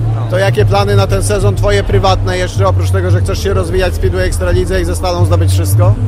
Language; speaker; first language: Polish; native; Polish